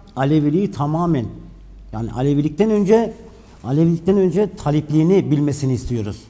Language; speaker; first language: Turkish; native; Turkish